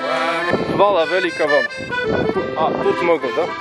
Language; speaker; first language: Polish; non-native, learner; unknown